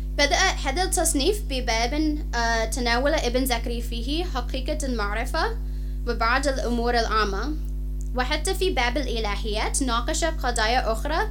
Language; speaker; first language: Arabic; non-native, fluent; English